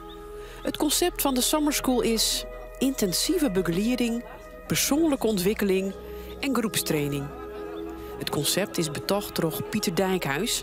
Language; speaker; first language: Dutch; non-native, local second language; Western Frisian